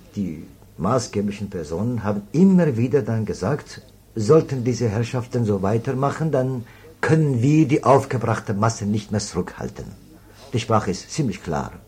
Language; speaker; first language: German; non-native, fluent; Persian